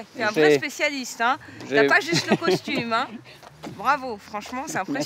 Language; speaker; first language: French; native; French